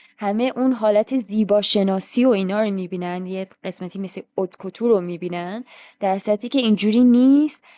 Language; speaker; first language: Persian; native; Persian